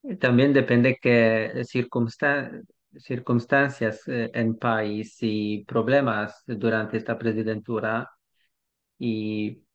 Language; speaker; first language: Spanish; non-native, learner; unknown